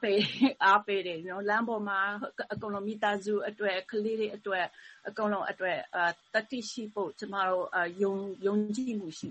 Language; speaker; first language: Burmese; non-native, learner; Thai